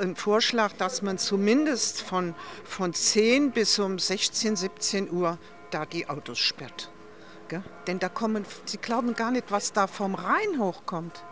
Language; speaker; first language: German; native; German